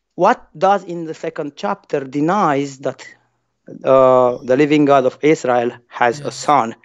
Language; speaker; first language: English; non-native, fluent; Romanian